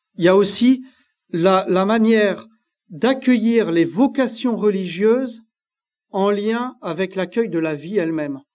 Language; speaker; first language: French; native; French